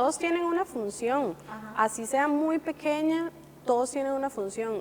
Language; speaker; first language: Spanish; native; Spanish